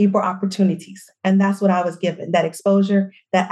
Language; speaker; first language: English; native; English